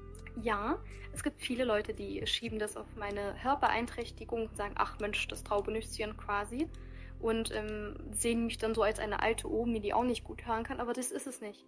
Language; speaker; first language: German; early bilingual, other home language; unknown